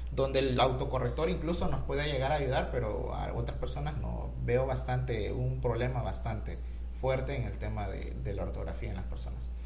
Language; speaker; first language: Spanish; native; Spanish